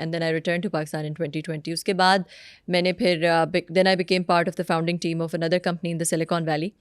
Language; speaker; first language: Urdu; native; Urdu